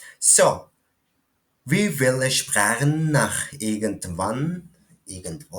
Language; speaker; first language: German; non-native, learner; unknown